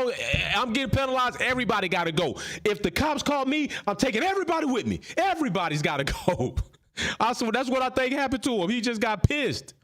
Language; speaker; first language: English; native; English